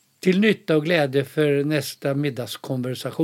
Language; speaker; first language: Swedish; native; Swedish